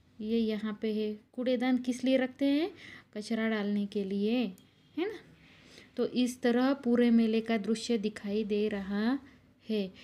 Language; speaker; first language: Hindi; non-native, local second language; Marathi